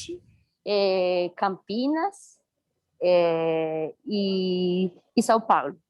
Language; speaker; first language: Portuguese; non-native, learner; Spanish